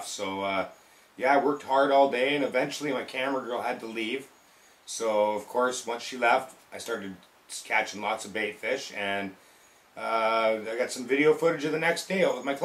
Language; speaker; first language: English; native; English